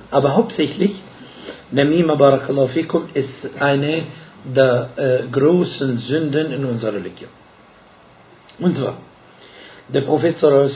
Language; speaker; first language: German; non-native, fluent; Arabic